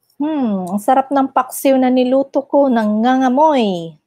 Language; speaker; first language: Filipino; non-native, local second language; Iloko